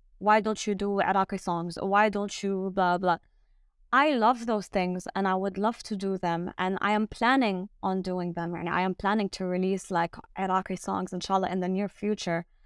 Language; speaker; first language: English; early bilingual, other home language; French